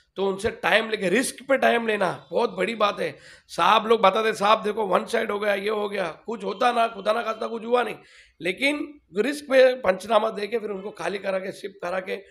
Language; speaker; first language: Hindi; non-native, local second language; Telugu